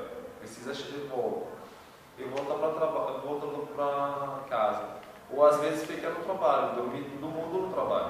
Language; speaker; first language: Portuguese; non-native, learner; Arabic